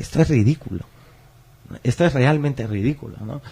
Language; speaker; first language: Spanish; native; Spanish